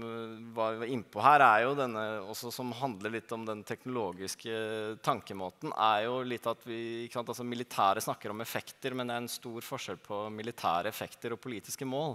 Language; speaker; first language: Norwegian; native; Norwegian